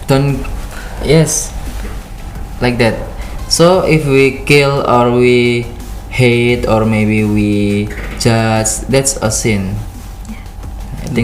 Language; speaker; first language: English; non-native, learner; Indonesian